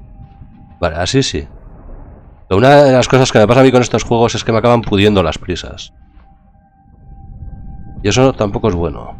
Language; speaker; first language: Spanish; native; Spanish